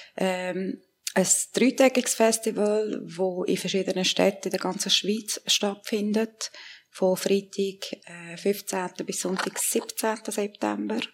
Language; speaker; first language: German; early bilingual, other home language; Persian